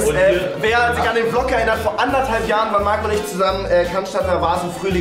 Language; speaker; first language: German; native; German